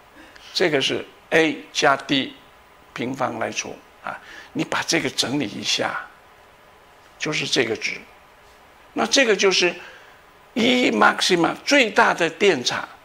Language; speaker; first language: Chinese; native; Chinese